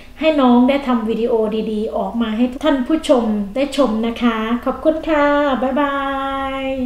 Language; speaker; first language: Thai; non-native, local second language; Northeastern Thai